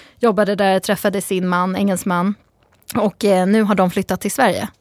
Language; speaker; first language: Swedish; early bilingual, other home language; Persian